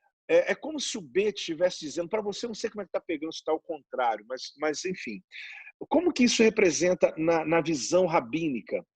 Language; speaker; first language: Portuguese; native; Portuguese